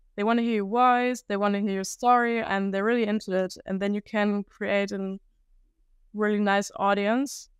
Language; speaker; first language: English; non-native, fluent; German